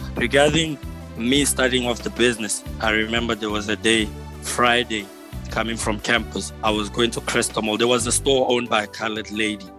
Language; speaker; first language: English; non-native, local second language; Tswana